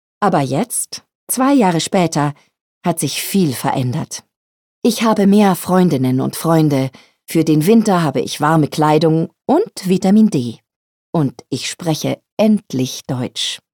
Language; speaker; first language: German; non-native, fluent; Spanish